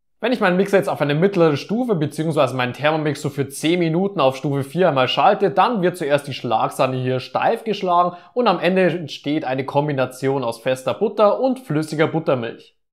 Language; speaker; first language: German; native; German